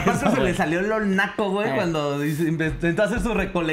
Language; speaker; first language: Spanish; native; Spanish